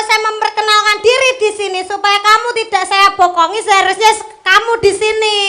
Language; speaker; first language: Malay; non-native, local second language; Javanese